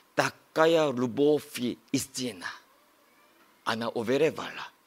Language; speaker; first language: Russian; non-native, learner; Korean